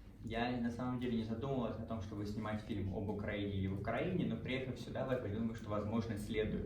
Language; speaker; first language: Russian; native; Russian